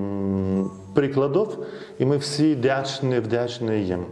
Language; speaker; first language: Ukrainian; non-native, fluent; Lithuanian